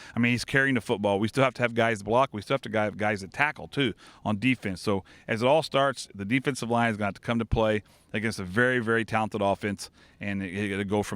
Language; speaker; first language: English; native; English